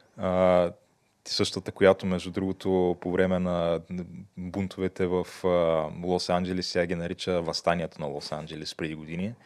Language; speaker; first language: Bulgarian; native; Bulgarian